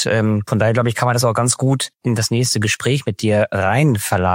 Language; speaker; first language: German; native; German